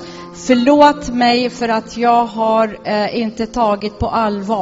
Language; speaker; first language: Swedish; non-native, fluent; Arabic